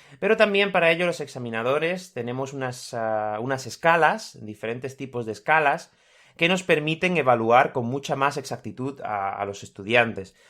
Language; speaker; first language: Spanish; native; Spanish